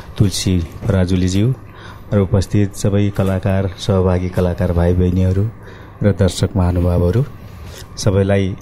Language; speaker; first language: Nepali; native; Nepali